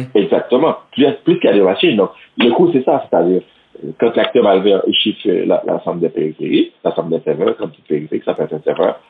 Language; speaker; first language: French; non-native, local second language; Haitian Creole